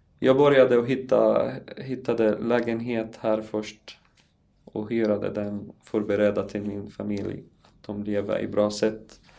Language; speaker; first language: Swedish; non-native, learner; Arabic